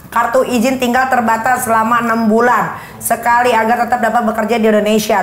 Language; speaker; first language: Indonesian; native; Indonesian